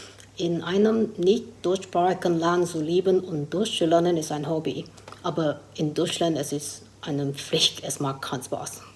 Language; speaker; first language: German; non-native, fluent; Thai